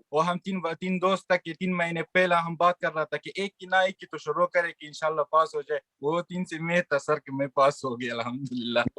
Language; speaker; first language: Urdu; non-native, learner; Persian